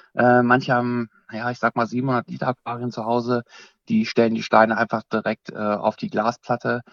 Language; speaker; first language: German; native; German